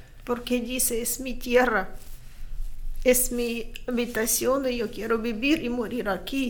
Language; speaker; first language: Spanish; non-native, learner; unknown